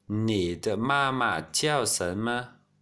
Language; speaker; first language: Chinese; non-native, learner; Vietnamese